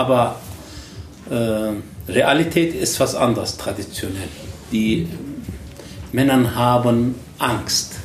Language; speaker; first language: German; non-native, learner; Turkish